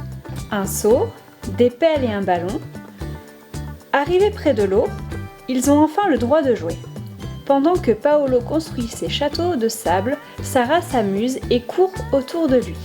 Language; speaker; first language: French; native; French